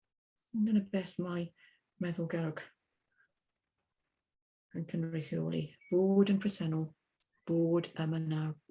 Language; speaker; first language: Welsh; non-native, learner; English